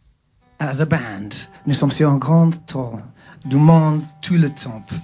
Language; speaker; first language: French; non-native, learner; English